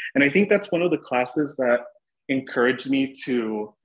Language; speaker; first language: English; native; English